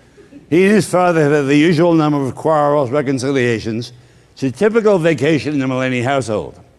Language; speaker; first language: English; native; English